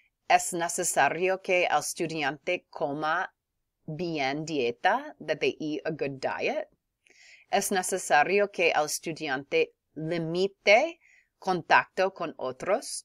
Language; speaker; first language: Spanish; non-native, fluent; English